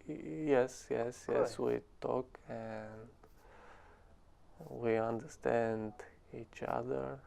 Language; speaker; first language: English; non-native, learner; Romanian